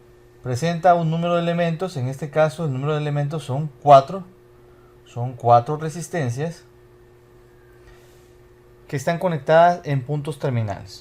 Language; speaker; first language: Spanish; native; Spanish